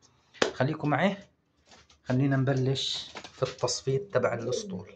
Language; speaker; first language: Arabic; native; Arabic